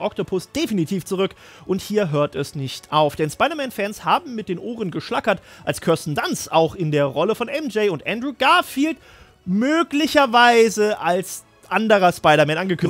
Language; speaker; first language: German; native; German